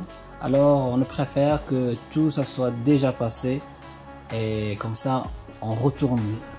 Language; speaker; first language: French; non-native, fluent; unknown